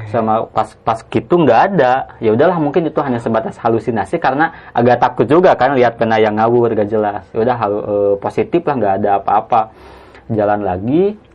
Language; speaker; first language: Indonesian; non-native, local second language; Sundanese